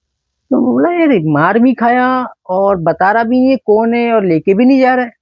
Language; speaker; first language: Hindi; native; Hindi